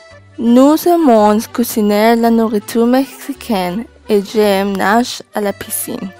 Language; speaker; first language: French; non-native, learner; English